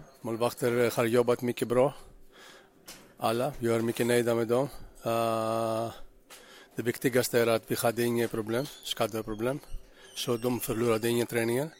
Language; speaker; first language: Swedish; non-native, learner; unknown